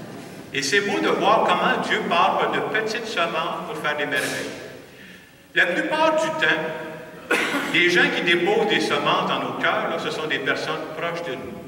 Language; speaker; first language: French; native; French